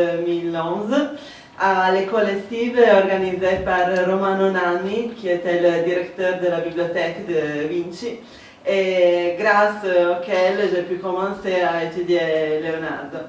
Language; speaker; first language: French; non-native, fluent; Italian